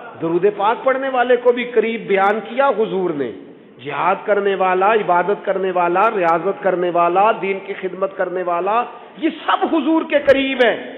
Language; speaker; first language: Urdu; non-native, local second language; Punjabi